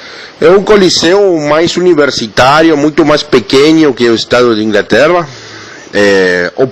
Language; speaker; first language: Portuguese; non-native, learner; Spanish